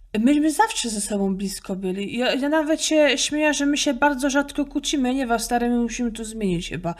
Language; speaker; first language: Polish; native; Polish